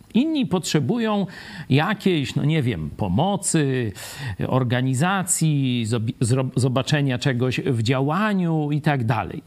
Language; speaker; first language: Polish; native; Polish